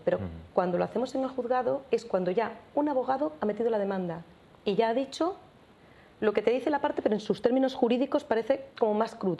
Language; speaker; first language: Spanish; native; Spanish